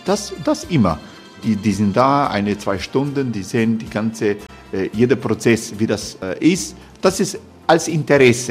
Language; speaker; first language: German; non-native, learner; Croatian